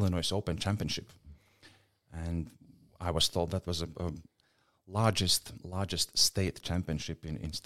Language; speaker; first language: English; non-native, fluent; Latvian